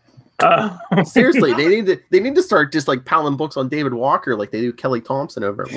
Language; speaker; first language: English; native; English